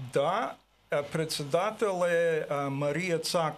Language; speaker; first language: Bulgarian; early bilingual, heritage; Bulgarian